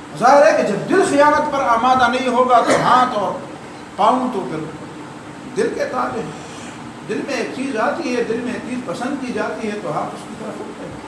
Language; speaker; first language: Urdu; non-native, local second language; Pashto